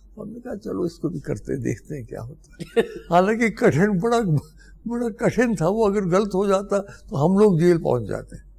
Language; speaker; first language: Hindi; non-native, local second language; Dogri